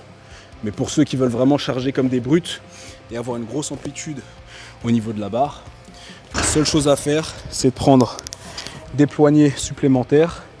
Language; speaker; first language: French; native; French